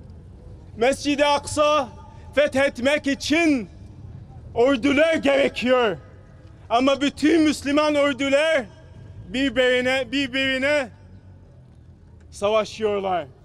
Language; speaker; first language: Turkish; non-native, fluent; Arabic